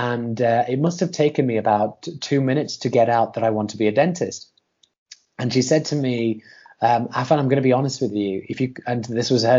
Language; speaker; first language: English; native; English